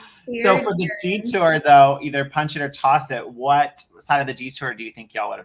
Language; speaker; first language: English; native; English